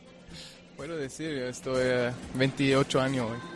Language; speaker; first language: Spanish; non-native, fluent; German